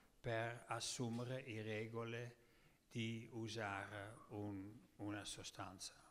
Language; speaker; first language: Italian; non-native, learner; Dutch